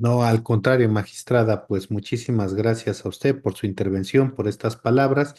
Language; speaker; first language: Spanish; native; Spanish